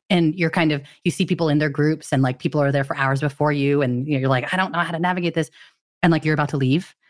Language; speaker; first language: English; early bilingual, other home language; Filipino